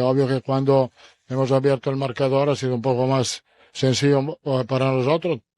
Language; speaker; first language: Spanish; non-native, fluent; Italian